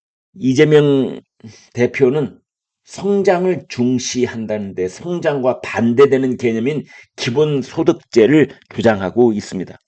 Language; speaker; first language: Korean; native; Korean